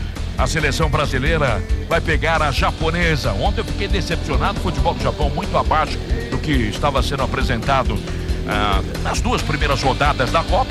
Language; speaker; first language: Portuguese; native; Portuguese